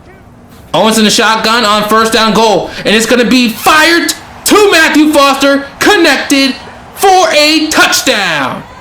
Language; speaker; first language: English; native; English